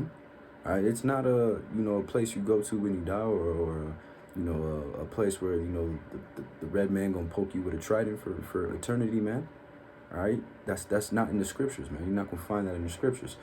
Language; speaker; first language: English; native; English